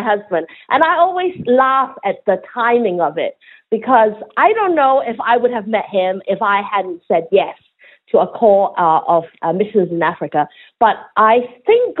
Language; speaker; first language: English; non-native, local second language; Cantonese